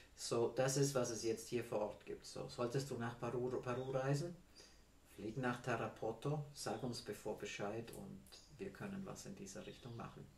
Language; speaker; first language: German; non-native, fluent; English